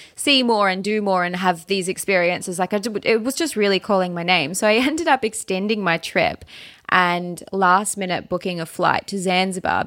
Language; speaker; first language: English; native; English